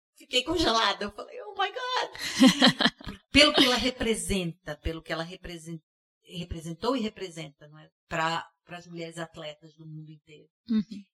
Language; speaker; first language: Portuguese; early bilingual, heritage; English